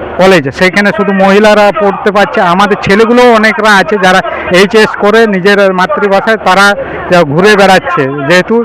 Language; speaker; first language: Bangla; non-native, local second language; Santali